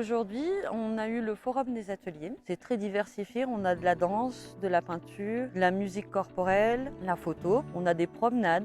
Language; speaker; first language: French; native; French